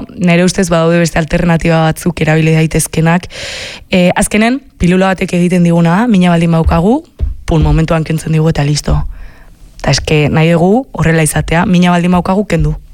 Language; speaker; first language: Basque; native; Basque